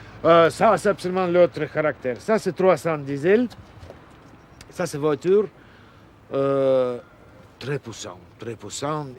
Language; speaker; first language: French; non-native, learner; Russian